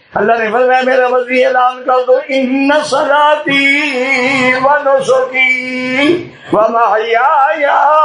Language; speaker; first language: Urdu; non-native, local second language; Saraiki